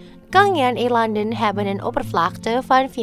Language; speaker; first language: Dutch; non-native, fluent; Indonesian